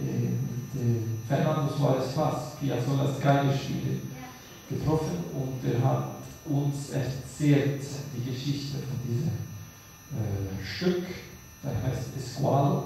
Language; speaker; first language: German; non-native, fluent; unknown